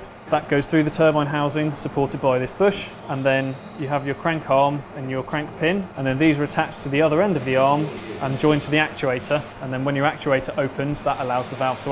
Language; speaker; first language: English; native; English